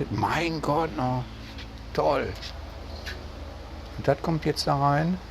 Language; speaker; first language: German; native; German